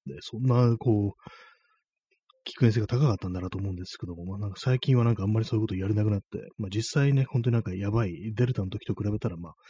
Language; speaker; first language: Japanese; native; Japanese